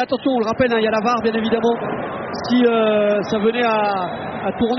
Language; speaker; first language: French; native; French